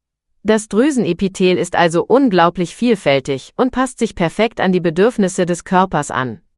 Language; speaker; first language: German; native; German